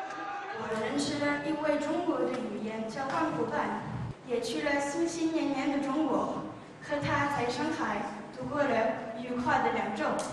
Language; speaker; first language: Chinese; non-native, learner; French